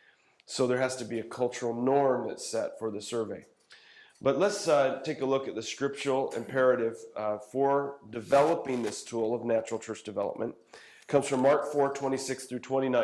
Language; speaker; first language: English; native; English